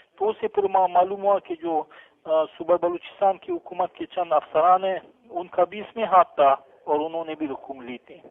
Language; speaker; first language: Urdu; non-native, local second language; Pashto